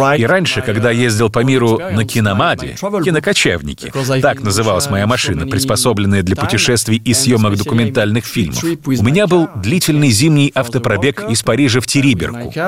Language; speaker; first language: Russian; non-native, learner; French